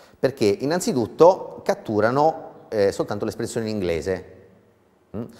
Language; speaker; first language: Italian; native; Italian